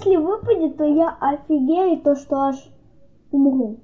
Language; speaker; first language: Russian; native; Russian